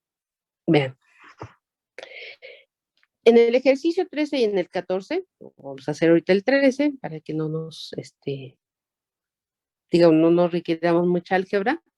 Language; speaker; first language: Spanish; native; Spanish